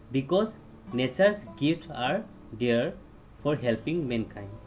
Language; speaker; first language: English; non-native, local second language; Assamese